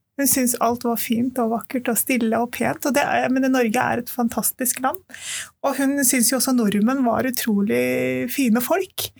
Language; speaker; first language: Norwegian; early bilingual, other home language; Urdu